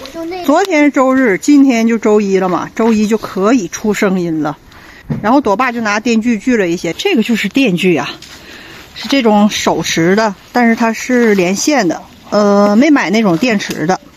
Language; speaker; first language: Chinese; native; Chinese